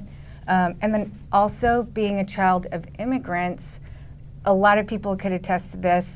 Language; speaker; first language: English; native; English